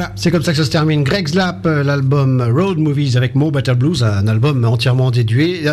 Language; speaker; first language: French; native; French